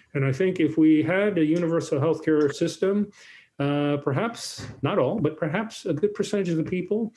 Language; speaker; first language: English; native; English